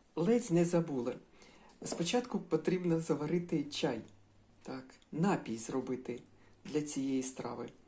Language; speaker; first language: Ukrainian; non-native, local second language; Russian